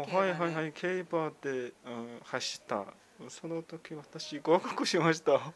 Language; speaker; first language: Japanese; non-native, learner; Mongolian